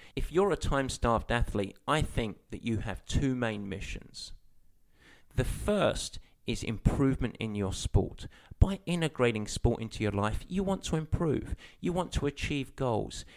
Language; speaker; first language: English; native; English